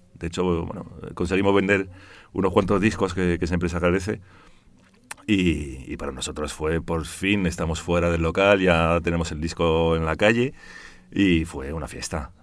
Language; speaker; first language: Spanish; early bilingual, heritage; Spanish